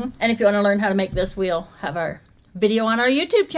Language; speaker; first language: English; native; English